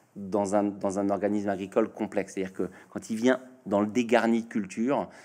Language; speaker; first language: French; native; French